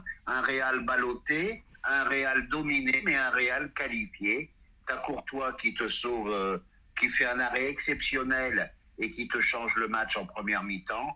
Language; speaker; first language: French; native; French